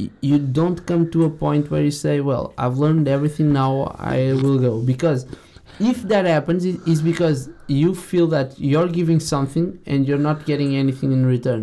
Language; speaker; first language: English; non-native, fluent; Portuguese